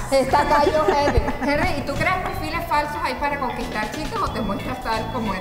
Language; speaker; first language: Spanish; native; Spanish